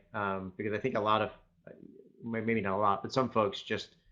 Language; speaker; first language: English; native; English